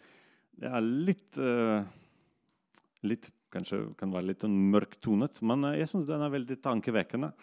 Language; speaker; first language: Norwegian; non-native, fluent; Russian